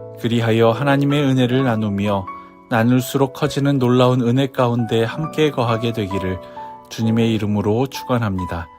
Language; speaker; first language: Korean; native; Korean